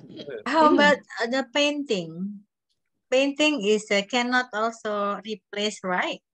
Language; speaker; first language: English; non-native, learner; Indonesian